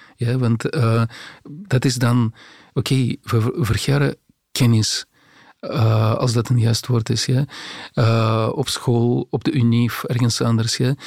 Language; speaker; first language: Dutch; non-native, fluent; Russian